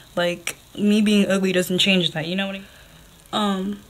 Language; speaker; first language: English; native; English